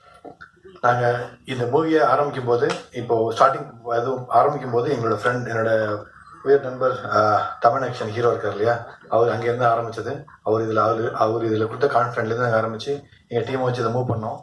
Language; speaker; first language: Tamil; native; Tamil